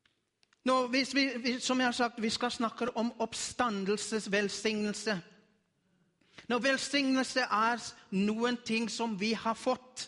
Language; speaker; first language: Norwegian; non-native, learner; Afrikaans